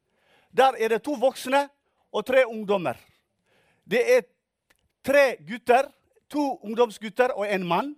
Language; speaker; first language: Norwegian; non-native, fluent; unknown